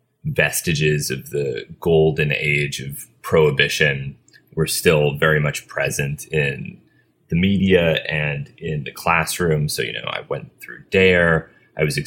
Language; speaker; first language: English; native; English